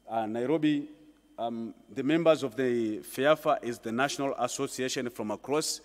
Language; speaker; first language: English; non-native, local second language; Swahili